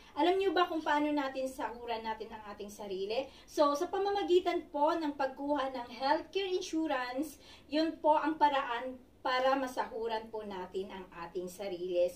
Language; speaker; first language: Filipino; native; Filipino